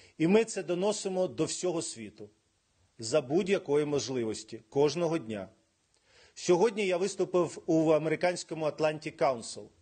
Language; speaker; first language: Ukrainian; non-native, local second language; Russian